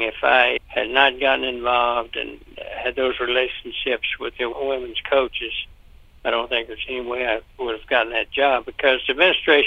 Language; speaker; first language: English; native; English